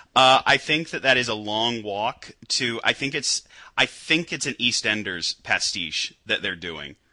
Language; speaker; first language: English; native; English